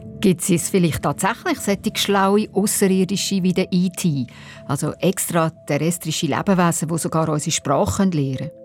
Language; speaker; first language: German; native; German